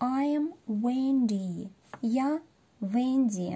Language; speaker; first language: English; non-native, fluent; Russian